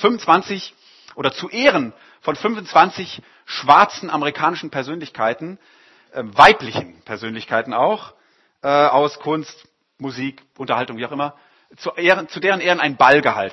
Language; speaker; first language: German; native; German